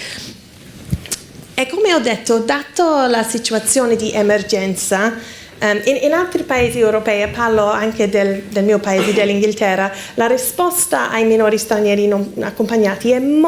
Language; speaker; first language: Italian; non-native, fluent; English